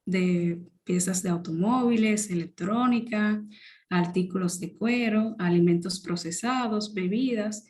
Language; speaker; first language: Spanish; native; Spanish